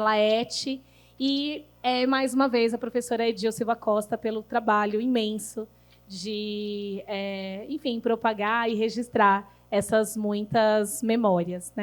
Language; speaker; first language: Portuguese; native; Portuguese